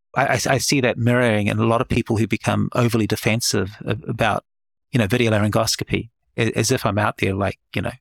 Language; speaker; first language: English; native; English